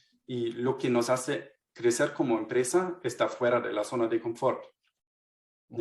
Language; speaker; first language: Spanish; non-native, fluent; German